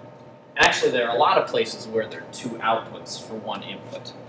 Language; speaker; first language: English; native; English